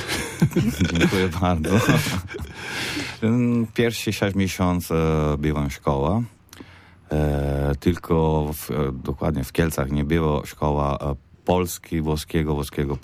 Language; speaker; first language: Polish; non-native, learner; Italian